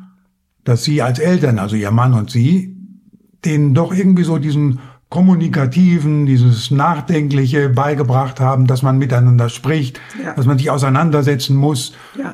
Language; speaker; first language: German; native; German